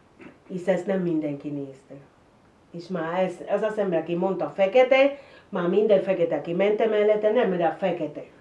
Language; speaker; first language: Hungarian; non-native, learner; Spanish